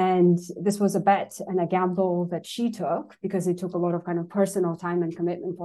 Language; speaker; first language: English; non-native, fluent; Russian